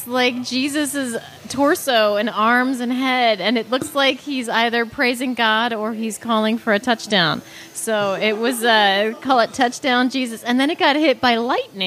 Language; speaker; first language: English; native; English